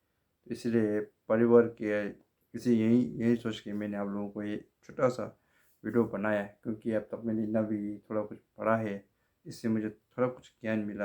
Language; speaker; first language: Hindi; non-native, local second language; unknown